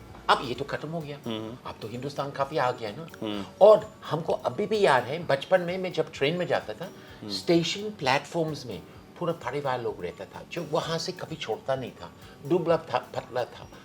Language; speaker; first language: Hindi; non-native, fluent; English